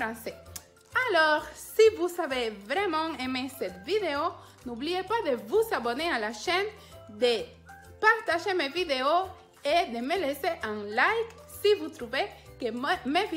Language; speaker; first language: French; non-native, fluent; Spanish